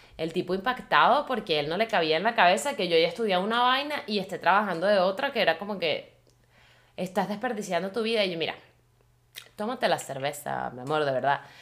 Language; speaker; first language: Spanish; native; Spanish